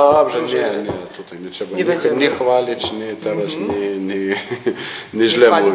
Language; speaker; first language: Polish; non-native, learner; Lithuanian